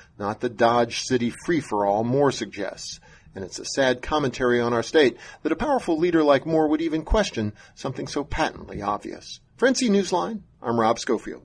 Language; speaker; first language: English; native; English